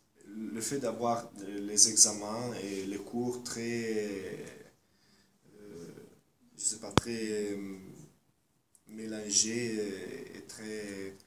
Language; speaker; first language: French; non-native, fluent; Italian